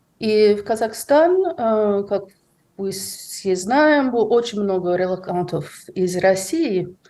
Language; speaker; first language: Russian; non-native, fluent; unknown